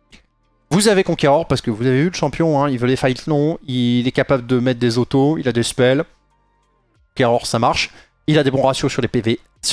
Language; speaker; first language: French; native; French